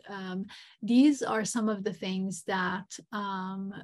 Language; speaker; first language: English; non-native, fluent; Serbian